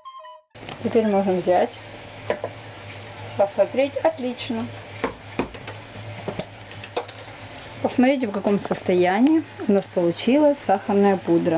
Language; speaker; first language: Russian; native; Russian